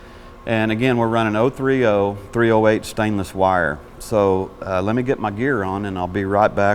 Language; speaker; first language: English; native; English